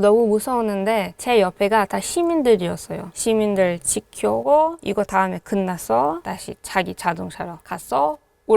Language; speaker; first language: Korean; non-native, fluent; Hebrew